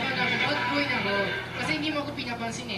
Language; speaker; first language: Filipino; non-native, learner; Japanese